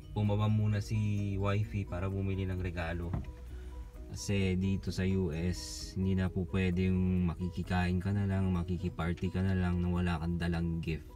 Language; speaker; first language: Filipino; non-native, local second language; Iloko